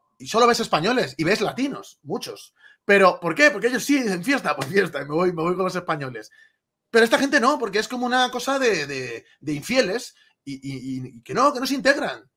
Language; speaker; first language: Spanish; native; Spanish